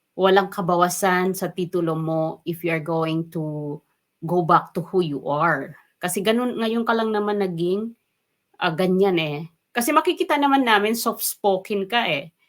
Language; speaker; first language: Filipino; non-native, local second language; Waray